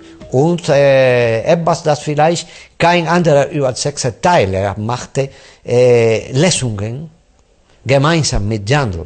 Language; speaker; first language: German; non-native, fluent; Spanish